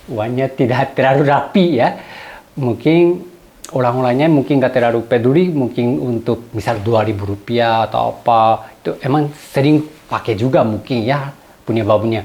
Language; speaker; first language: Indonesian; non-native, fluent; Japanese